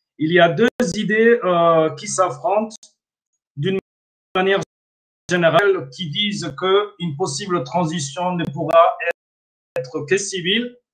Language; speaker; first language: French; non-native, local second language; Somali